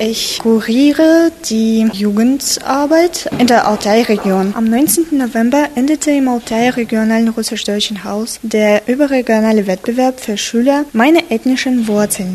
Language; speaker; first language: German; non-native, fluent; Russian